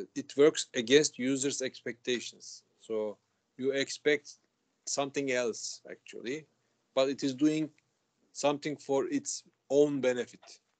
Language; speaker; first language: English; non-native, fluent; Turkish